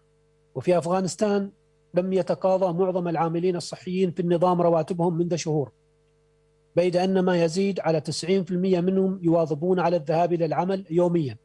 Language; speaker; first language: Arabic; native; Arabic